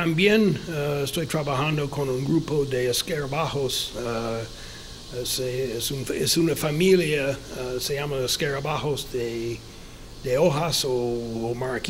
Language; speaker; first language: Spanish; non-native, fluent; English